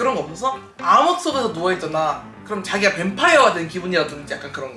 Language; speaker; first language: Korean; native; Korean